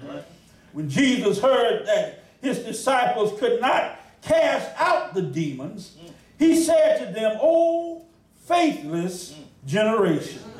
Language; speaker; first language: English; native; English